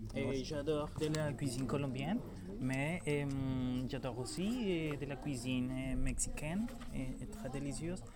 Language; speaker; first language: French; non-native, learner; Spanish